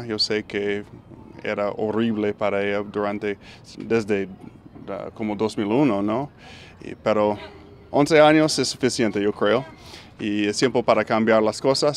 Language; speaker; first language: Spanish; non-native, fluent; English